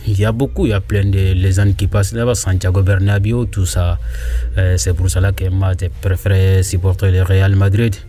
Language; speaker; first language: French; non-native, learner; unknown